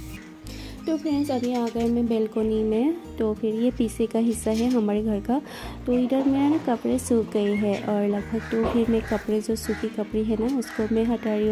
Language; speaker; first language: Hindi; non-native, local second language; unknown